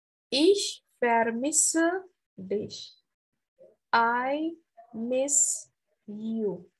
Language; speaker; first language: German; non-native, fluent; Hindi